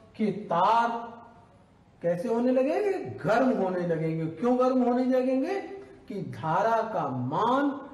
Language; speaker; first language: Hindi; native; Hindi